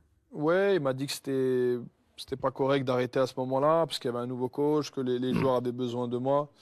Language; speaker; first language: French; native; French